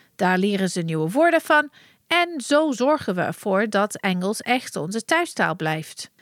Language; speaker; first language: Dutch; non-native, fluent; English